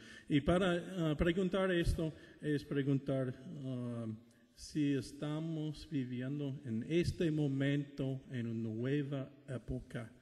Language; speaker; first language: Spanish; non-native, fluent; English